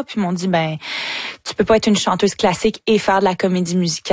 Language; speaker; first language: French; native; French